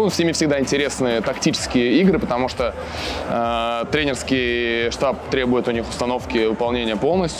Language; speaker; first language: Russian; native; Russian